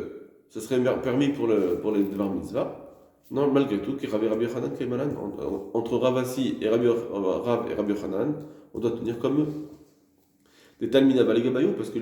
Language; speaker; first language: French; native; French